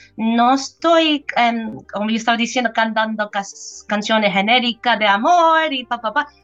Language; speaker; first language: Spanish; non-native, fluent; English